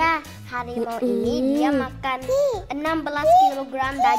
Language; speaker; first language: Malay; early bilingual, heritage; Indonesian